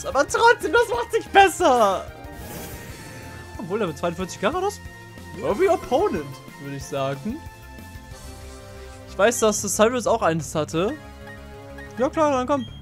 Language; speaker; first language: German; native; German